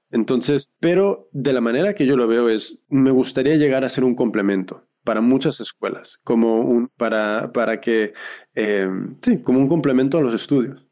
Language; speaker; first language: Spanish; early bilingual, heritage; Spanish